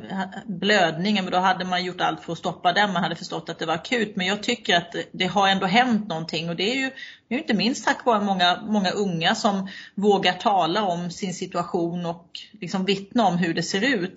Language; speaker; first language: Swedish; native; Swedish